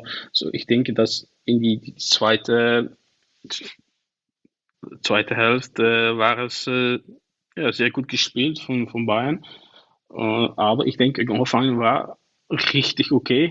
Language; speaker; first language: German; non-native, learner; Dutch